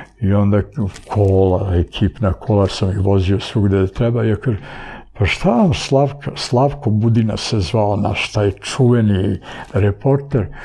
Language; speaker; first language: Serbian; early bilingual, other home language; Bulgarian